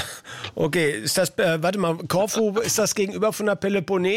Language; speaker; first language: German; native; German